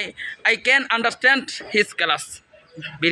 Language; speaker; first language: English; non-native, learner; Bangla